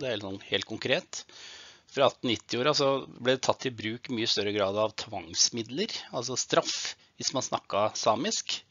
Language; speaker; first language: Norwegian; native; Norwegian